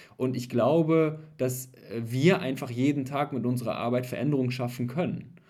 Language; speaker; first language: German; early bilingual, other home language; Persian